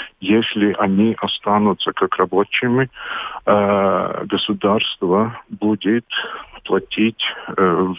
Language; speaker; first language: Russian; non-native, local second language; Latvian